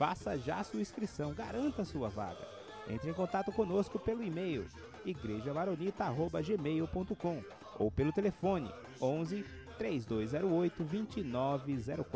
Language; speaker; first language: Portuguese; native; Portuguese